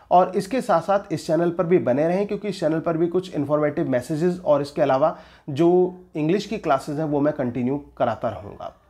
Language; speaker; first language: Hindi; native; Hindi